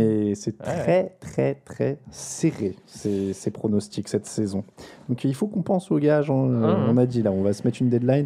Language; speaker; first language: French; native; French